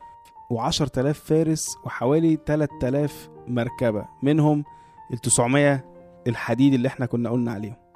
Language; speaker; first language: Arabic; native; Arabic